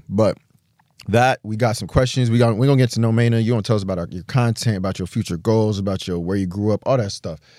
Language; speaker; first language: English; native; English